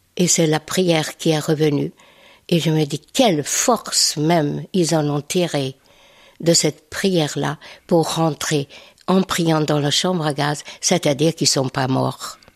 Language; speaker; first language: French; non-native, fluent; Hungarian